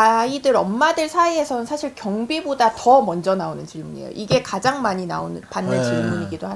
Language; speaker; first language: Korean; native; Korean